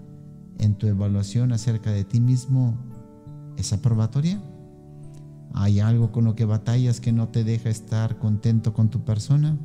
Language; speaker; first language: Spanish; native; Spanish